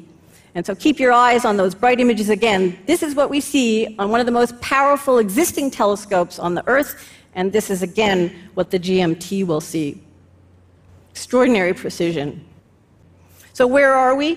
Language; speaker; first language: English; native; English